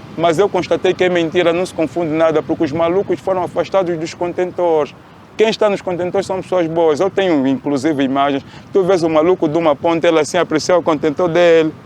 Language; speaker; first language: Portuguese; native; Portuguese